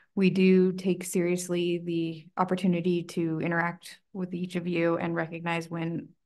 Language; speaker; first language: English; native; English